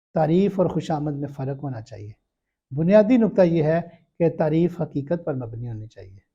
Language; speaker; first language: Urdu; non-native, local second language; Punjabi